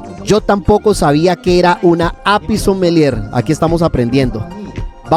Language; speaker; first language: Spanish; native; Spanish